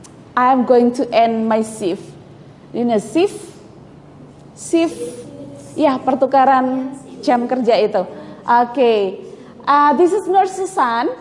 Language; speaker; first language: English; non-native, fluent; Indonesian